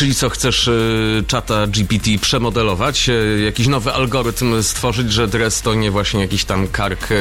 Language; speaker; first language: Polish; native; Polish